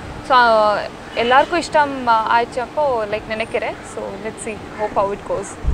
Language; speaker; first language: Tamil; non-native, learner; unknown